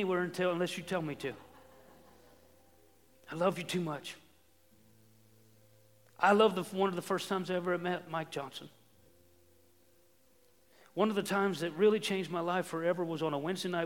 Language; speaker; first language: English; native; English